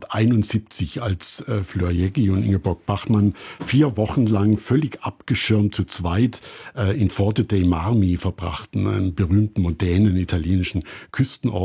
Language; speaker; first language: German; native; German